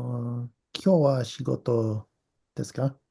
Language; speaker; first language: Japanese; non-native, learner; English